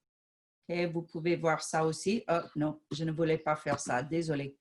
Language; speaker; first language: French; non-native, fluent; English